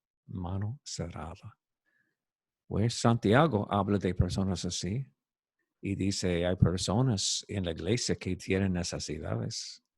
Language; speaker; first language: Spanish; non-native, fluent; English